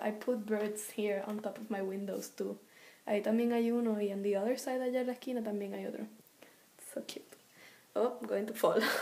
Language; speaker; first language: Spanish; early bilingual, heritage; Spanish